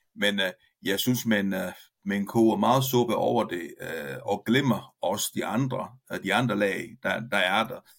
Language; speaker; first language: Danish; non-native, fluent; Italian